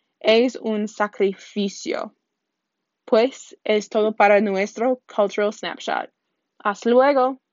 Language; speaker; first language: Spanish; non-native, learner; English